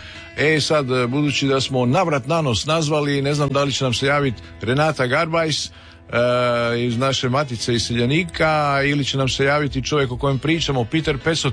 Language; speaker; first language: Serbian; native; Serbian